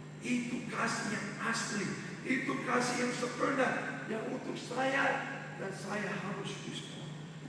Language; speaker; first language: Indonesian; non-native, fluent; English